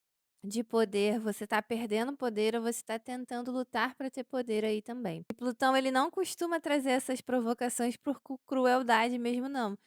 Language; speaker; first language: Portuguese; native; Portuguese